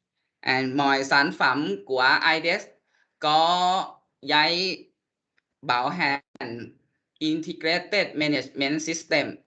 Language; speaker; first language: Vietnamese; non-native, learner; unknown